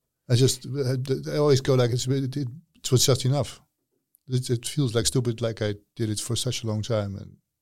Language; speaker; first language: English; non-native, fluent; Dutch